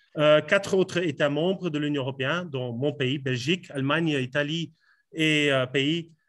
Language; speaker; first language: French; non-native, fluent; Dutch